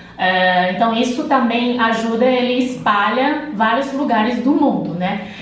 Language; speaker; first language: Portuguese; non-native, fluent; Chinese